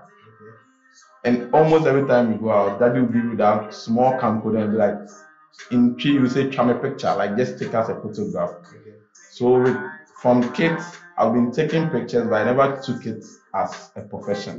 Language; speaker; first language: English; non-native, local second language; Akan